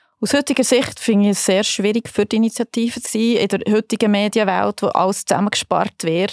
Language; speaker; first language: German; native; German